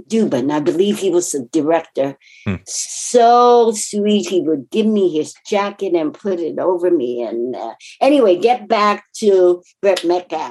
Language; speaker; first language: English; non-native, fluent; Japanese